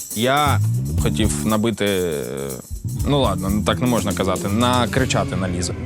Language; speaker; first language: Ukrainian; native; Ukrainian